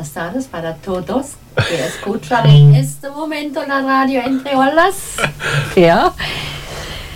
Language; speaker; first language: Spanish; non-native, learner; German